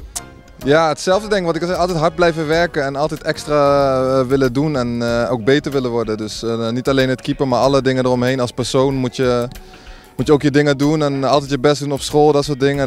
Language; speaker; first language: Dutch; native; Dutch